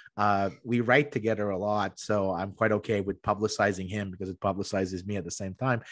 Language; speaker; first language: English; native; English